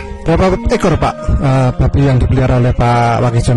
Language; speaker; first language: Indonesian; native; Indonesian